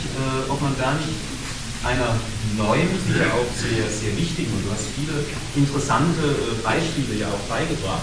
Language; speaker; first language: German; native; German